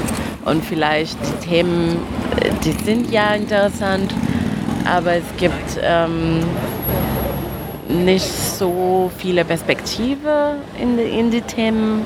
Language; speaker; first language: German; non-native, fluent; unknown